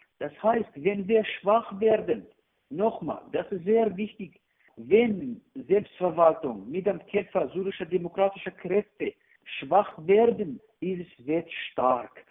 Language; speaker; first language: German; non-native, learner; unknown